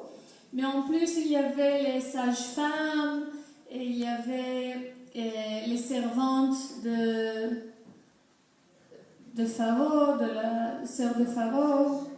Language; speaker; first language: French; non-native, fluent; Greek